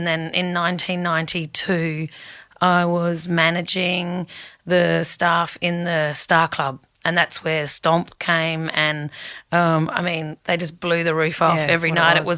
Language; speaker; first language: English; native; English